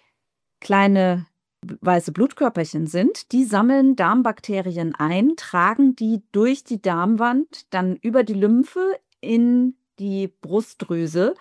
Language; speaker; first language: German; native; German